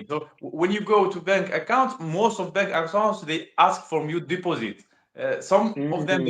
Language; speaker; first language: English; non-native, learner; Russian